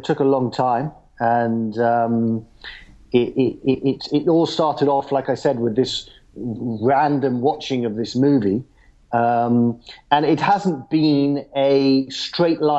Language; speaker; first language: English; native; English